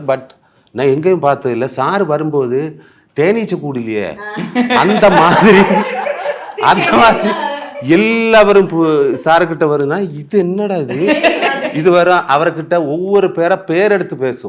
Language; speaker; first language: Tamil; non-native, learner; Malayalam